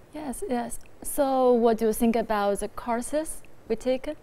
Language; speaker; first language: English; non-native, fluent; Chinese